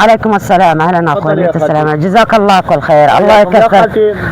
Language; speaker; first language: Arabic; native; Arabic